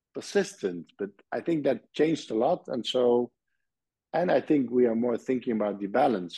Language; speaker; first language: English; non-native, fluent; Dutch